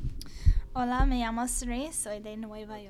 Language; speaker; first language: Spanish; non-native, learner; English